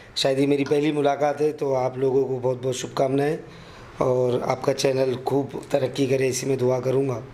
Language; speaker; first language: Hindi; non-native, local second language; Urdu